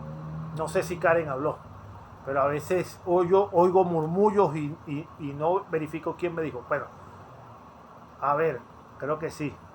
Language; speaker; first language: Spanish; native; Spanish